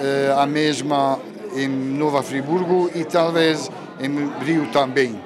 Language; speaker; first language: Portuguese; non-native, fluent; Hungarian